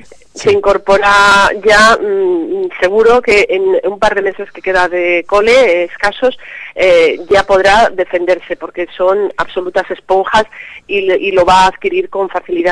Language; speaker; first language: Spanish; native; Spanish